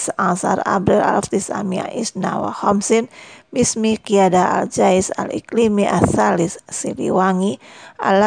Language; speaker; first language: Arabic; non-native, fluent; Indonesian